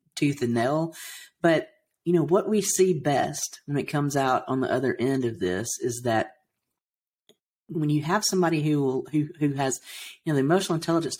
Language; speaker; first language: English; native; English